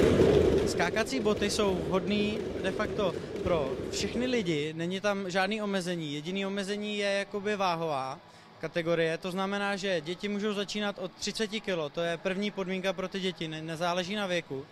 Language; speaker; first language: Czech; native; Czech